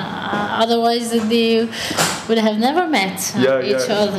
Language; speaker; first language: English; early bilingual, other home language; Tibetan